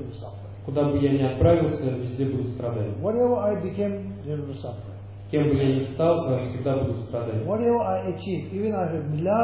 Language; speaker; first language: Russian; native; Russian